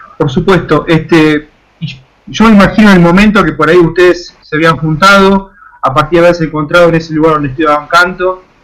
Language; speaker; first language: Spanish; native; Spanish